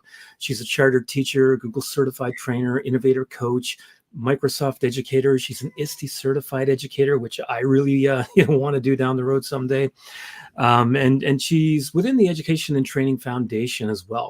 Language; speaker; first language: English; native; English